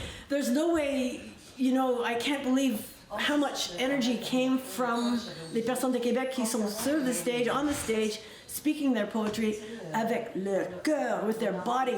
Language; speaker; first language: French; non-native, learner; English